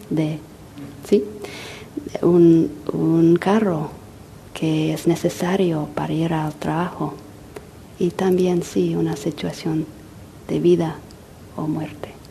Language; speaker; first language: Spanish; non-native, fluent; English